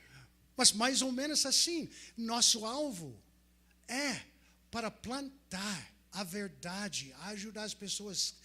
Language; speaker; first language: Portuguese; non-native, fluent; English